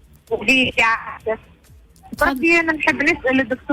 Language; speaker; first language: Arabic; native; Arabic